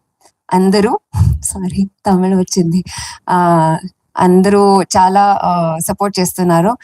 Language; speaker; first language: Telugu; non-native, fluent; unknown